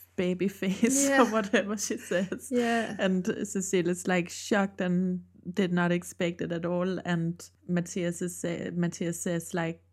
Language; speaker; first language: English; non-native, fluent; Danish